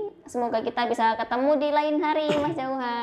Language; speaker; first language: Indonesian; native; Indonesian